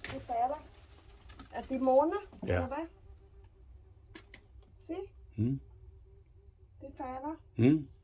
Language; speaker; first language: Danish; non-native, learner; Thai